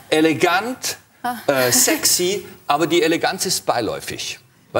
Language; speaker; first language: German; native; German